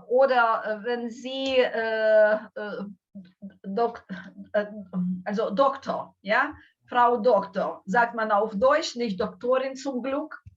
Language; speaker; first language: German; non-native, fluent; Ukrainian